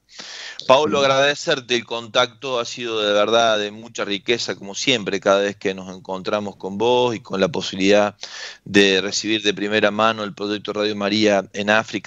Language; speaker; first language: Spanish; native; Spanish